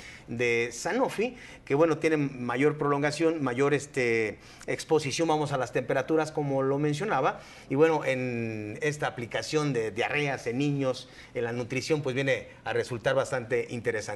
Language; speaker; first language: Spanish; native; Spanish